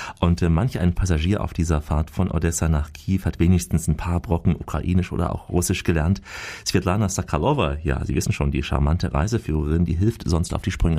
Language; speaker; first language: German; native; German